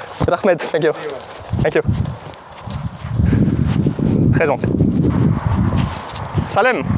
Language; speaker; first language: English; non-native, learner; French